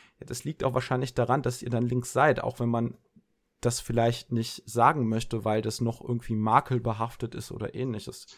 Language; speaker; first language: German; early bilingual, other home language; Serbian